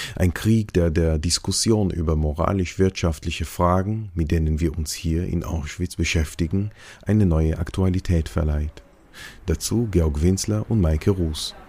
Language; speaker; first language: German; non-native, fluent; Hebrew